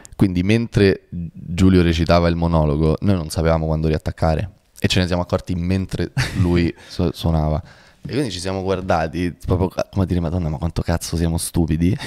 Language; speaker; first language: Italian; native; Italian